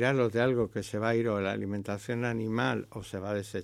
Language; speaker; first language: Spanish; native; Spanish